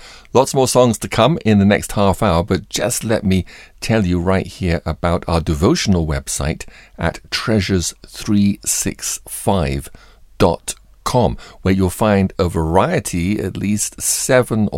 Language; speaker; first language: English; native; English